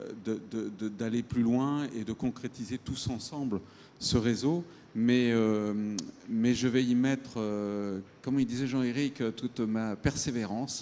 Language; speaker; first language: French; native; French